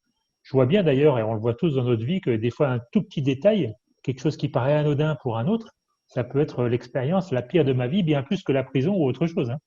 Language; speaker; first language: French; native; French